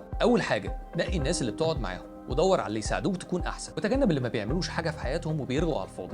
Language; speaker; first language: Arabic; native; Arabic